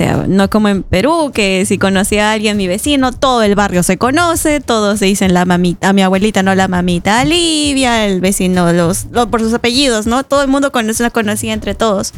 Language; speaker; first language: Spanish; native; Spanish